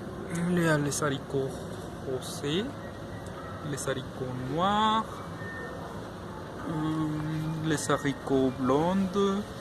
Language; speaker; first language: French; non-native, fluent; Spanish